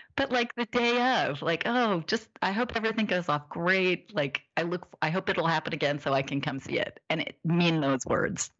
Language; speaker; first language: English; native; English